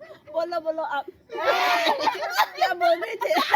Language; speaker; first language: Hindi; non-native, local second language; Rongmei Naga